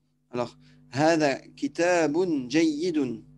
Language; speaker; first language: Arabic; non-native, fluent; French